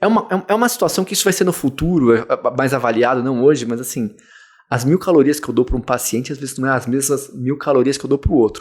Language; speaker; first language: Portuguese; native; Portuguese